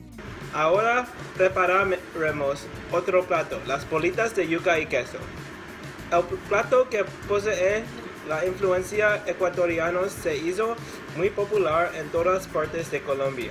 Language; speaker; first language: Spanish; non-native, learner; English